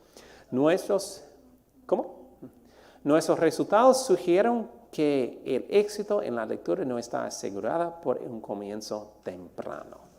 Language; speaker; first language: Spanish; non-native, fluent; English